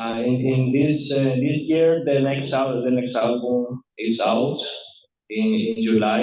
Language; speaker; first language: English; non-native, learner; Spanish